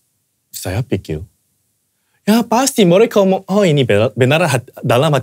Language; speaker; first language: Indonesian; non-native, fluent; Korean